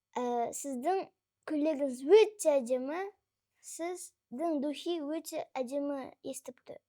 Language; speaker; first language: Kazakh; non-native, local second language; Russian